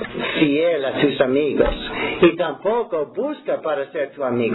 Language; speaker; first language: Spanish; non-native, fluent; English